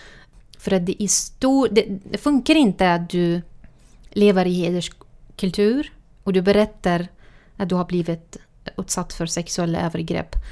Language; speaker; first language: Swedish; non-native, fluent; Arabic